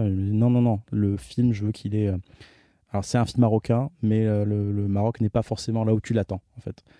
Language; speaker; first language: French; native; French